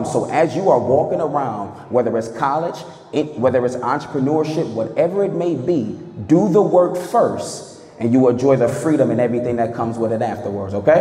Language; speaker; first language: English; native; English